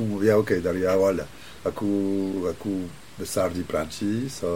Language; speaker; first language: Indonesian; non-native, fluent; French